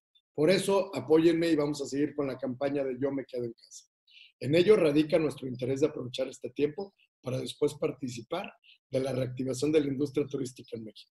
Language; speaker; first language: Spanish; native; Spanish